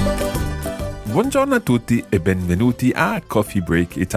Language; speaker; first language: Italian; non-native, fluent; English